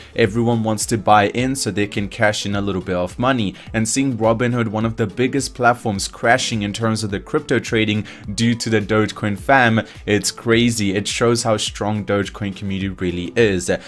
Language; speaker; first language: English; native; English